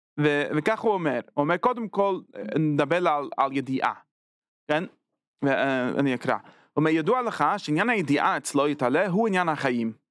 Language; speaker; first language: Hebrew; non-native, fluent; English